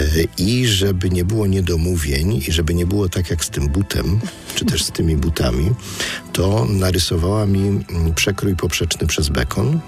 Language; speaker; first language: Polish; native; Polish